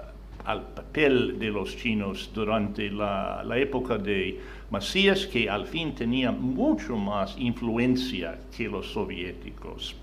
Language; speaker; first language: Spanish; non-native, fluent; English